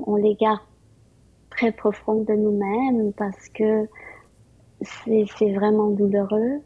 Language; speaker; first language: French; early bilingual, other home language; Vietnamese